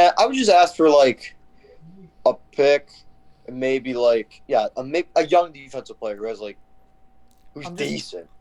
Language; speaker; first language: English; native; English